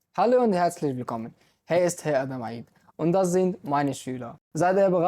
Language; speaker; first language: German; non-native, fluent; Arabic